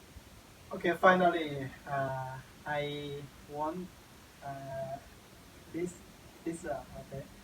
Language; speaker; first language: English; non-native, learner; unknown